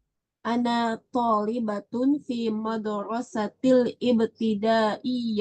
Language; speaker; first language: Arabic; non-native, learner; Indonesian